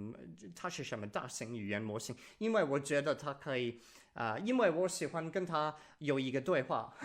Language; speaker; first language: Chinese; non-native, learner; English